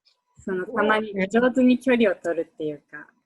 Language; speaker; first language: Japanese; native; Japanese